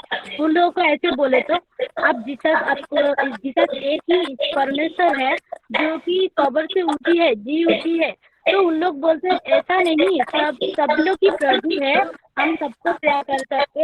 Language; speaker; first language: Hindi; non-native, local second language; Bangla